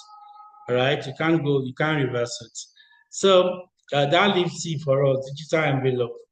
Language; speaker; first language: English; non-native, local second language; Yoruba